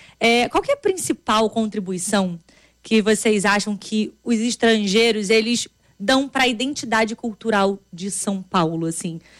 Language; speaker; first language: Portuguese; native; Portuguese